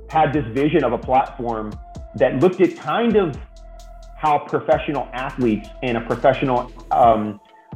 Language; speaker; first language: English; native; English